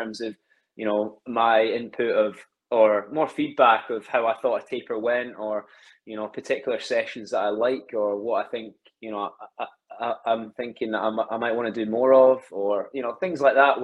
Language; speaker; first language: English; native; English